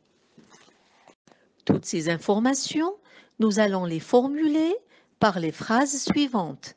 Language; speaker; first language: French; non-native, local second language; Arabic